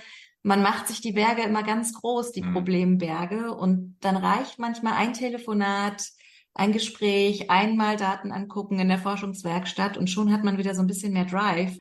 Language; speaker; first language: German; native; German